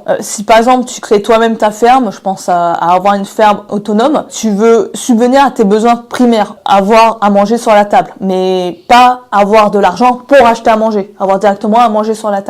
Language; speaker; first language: French; native; French